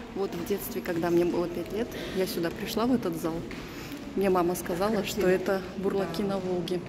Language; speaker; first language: Russian; native; Russian